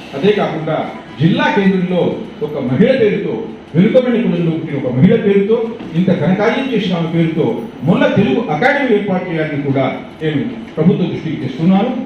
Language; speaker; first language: Telugu; native; Telugu